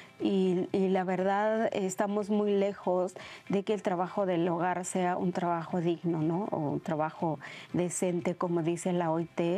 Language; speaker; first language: Spanish; non-native, local second language; Mixtepec Mixtec